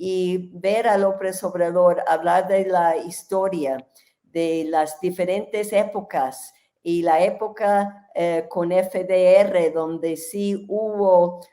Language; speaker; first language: Spanish; non-native, fluent; English